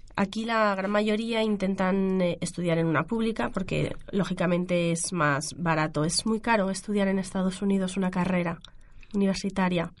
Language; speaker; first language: Spanish; native; Spanish